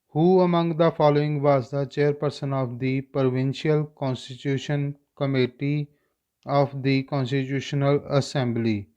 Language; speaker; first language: English; non-native, local second language; Punjabi